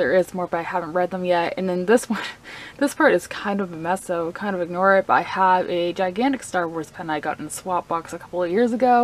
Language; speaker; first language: English; native; English